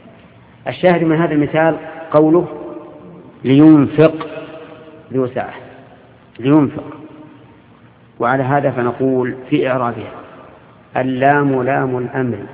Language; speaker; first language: Arabic; native; Arabic